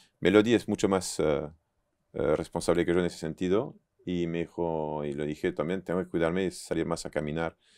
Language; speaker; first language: Spanish; non-native, fluent; French